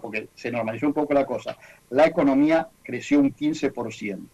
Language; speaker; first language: Spanish; native; Spanish